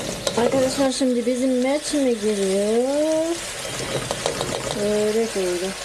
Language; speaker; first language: Turkish; non-native, learner; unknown